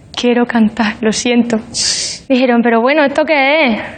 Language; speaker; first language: Spanish; native; Spanish